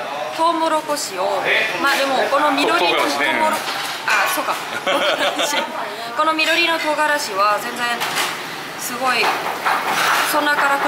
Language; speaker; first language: Japanese; non-native, fluent; Vietnamese